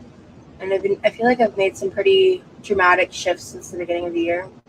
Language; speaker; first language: English; native; English